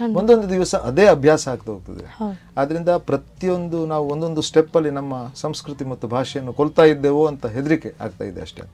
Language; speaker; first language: Kannada; non-native, local second language; Tulu